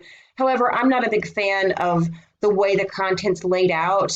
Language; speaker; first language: English; native; English